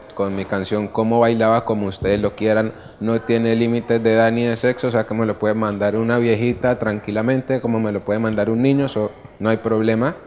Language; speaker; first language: Spanish; early bilingual, other home language; Italian